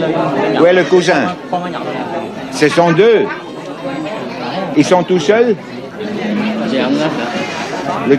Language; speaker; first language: French; non-native, fluent; Swiss German